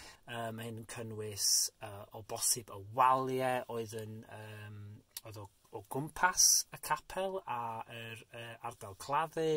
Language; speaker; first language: Welsh; native; Welsh